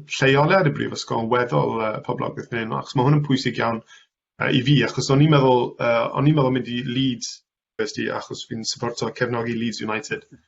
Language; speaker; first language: Welsh; non-native, local second language; English